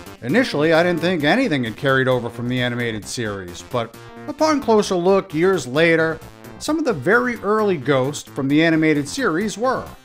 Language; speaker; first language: English; native; English